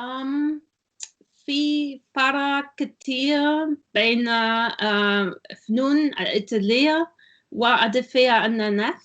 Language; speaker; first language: Arabic; non-native, learner; German